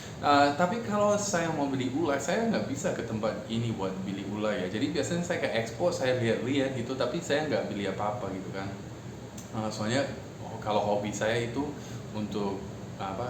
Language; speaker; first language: Indonesian; non-native, fluent; English